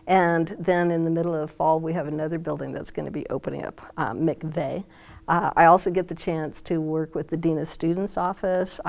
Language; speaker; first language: English; native; English